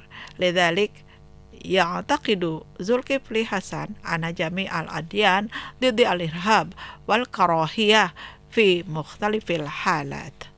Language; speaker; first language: Arabic; non-native, fluent; Indonesian